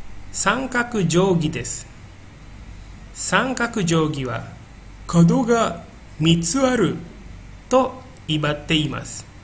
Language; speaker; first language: Japanese; non-native, fluent; Indonesian